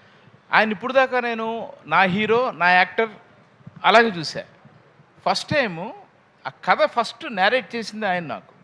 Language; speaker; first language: Telugu; native; Telugu